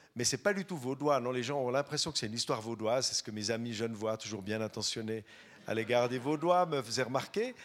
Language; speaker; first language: French; native; French